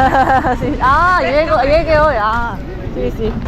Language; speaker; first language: Spanish; non-native, learner; Korean